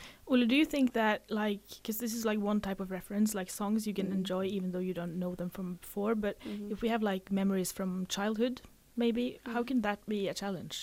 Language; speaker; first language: English; non-native, fluent; Norwegian